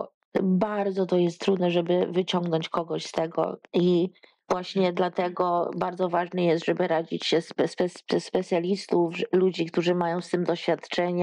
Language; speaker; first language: Polish; early bilingual, heritage; Polish